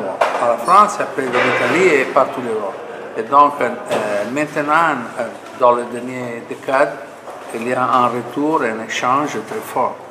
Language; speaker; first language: French; non-native, fluent; Italian